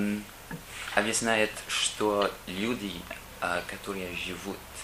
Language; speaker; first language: Russian; non-native, learner; English